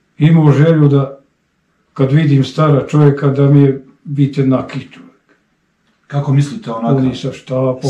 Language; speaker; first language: Bosnian; native; Bosnian